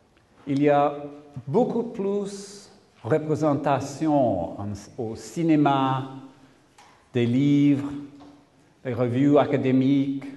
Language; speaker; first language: French; non-native, learner; English